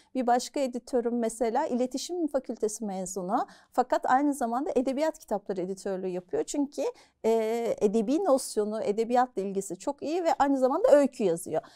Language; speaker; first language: Turkish; native; Turkish